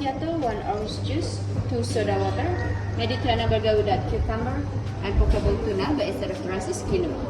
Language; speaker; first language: English; non-native, learner; Indonesian